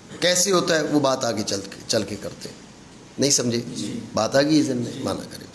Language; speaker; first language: Urdu; non-native, local second language; Punjabi